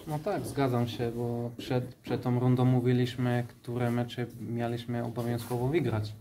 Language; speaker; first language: Polish; non-native, fluent; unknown